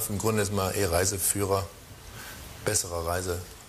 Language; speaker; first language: German; native; German